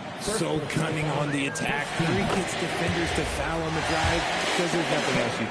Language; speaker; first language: English; native; English